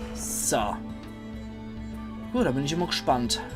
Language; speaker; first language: German; native; German